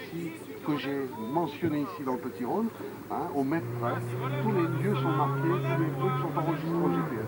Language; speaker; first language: French; native; French